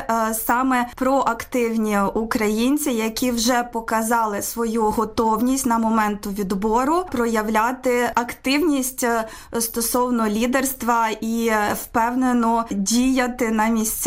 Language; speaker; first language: Ukrainian; native; Ukrainian